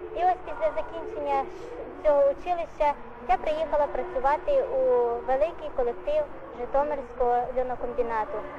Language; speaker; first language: Ukrainian; native; Ukrainian